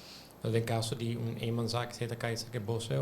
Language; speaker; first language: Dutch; non-native, local second language; Papiamento